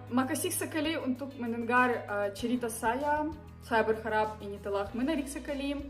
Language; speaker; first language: Indonesian; non-native, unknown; Ukrainian